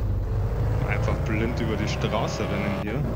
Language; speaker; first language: German; native; German